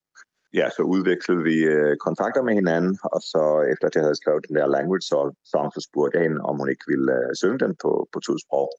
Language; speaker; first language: Danish; non-native, fluent; Hebrew